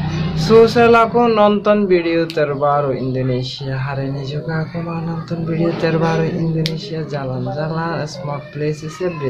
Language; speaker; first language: Indonesian; non-native, learner; Bangla